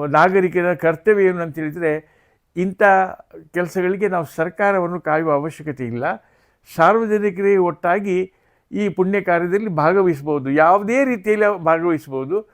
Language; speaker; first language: Kannada; native; Kannada